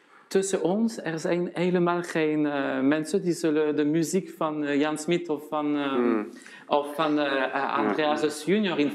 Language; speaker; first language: Dutch; non-native, fluent; French